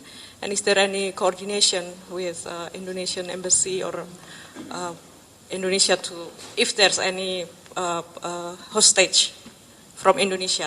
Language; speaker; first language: English; non-native, fluent; Indonesian